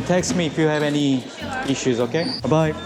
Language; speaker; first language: English; non-native, fluent; Korean